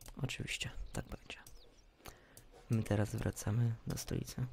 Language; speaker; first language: Polish; early bilingual, heritage; Polish